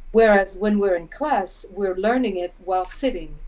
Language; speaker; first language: English; non-native, fluent; French